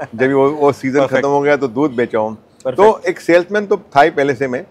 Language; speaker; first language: Hindi; non-native, local second language; Gujarati